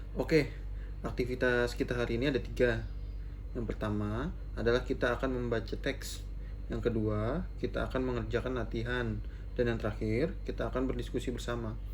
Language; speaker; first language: Indonesian; native; Indonesian